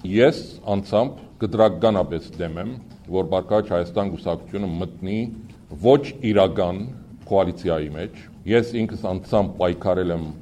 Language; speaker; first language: Armenian; early bilingual, heritage; Armenian